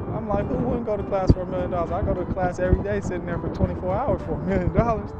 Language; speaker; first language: English; native; English